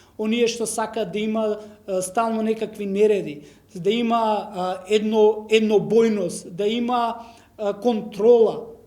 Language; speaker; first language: Macedonian; non-native, local second language; Romany